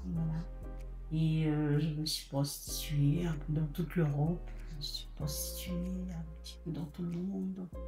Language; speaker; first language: French; native; French